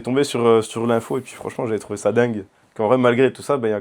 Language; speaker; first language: French; native; French